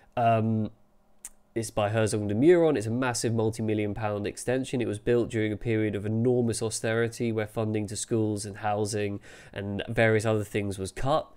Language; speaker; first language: English; native; English